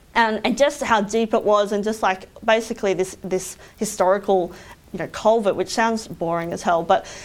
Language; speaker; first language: English; native; English